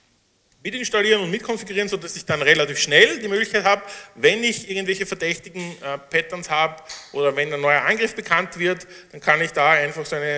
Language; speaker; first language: German; native; German